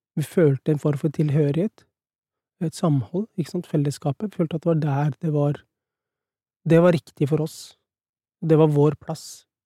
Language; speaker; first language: Norwegian; early bilingual, other home language; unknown